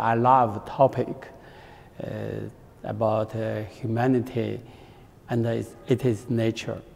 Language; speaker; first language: English; non-native, learner; Chinese